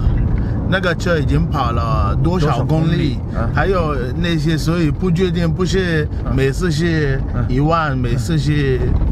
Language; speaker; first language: Chinese; non-native, fluent; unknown